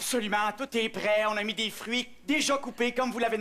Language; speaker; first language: French; native; French